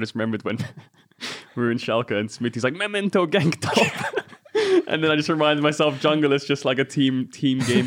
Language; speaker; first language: English; native; English